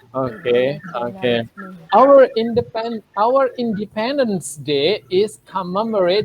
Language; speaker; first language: English; non-native, fluent; Indonesian